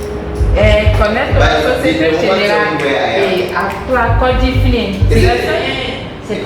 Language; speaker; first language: French; non-native, learner; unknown